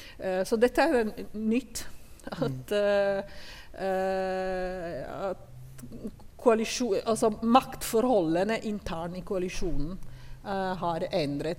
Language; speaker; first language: Norwegian; non-native, fluent; Italian